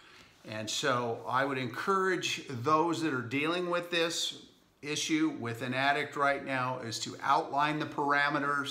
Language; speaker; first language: English; native; English